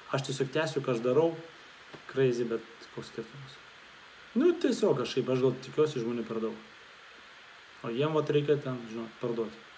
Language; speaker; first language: Lithuanian; non-native, local second language; Russian